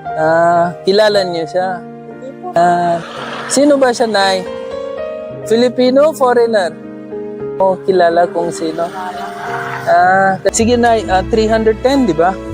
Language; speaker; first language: Filipino; non-native, learner; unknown